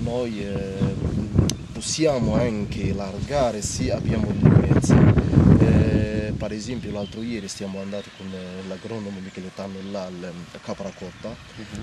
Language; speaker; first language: Italian; non-native, learner; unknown